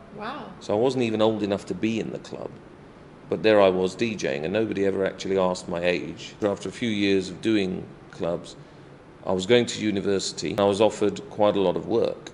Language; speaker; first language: English; native; English